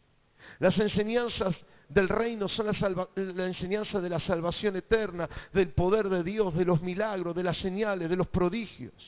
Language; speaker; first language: Spanish; native; Spanish